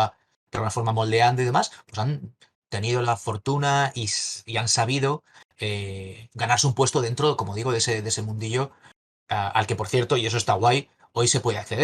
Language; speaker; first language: Spanish; native; Spanish